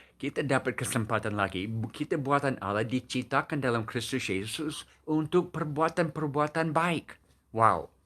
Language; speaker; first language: Indonesian; non-native, fluent; English